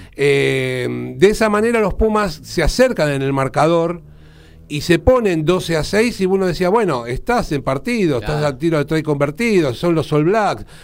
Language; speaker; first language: Spanish; native; Spanish